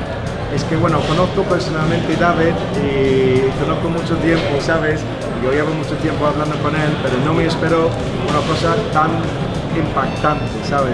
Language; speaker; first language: Spanish; non-native, fluent; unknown